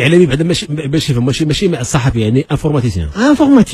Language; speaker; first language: Arabic; native; Arabic